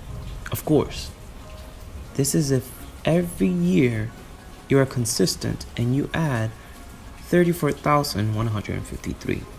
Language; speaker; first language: English; native; English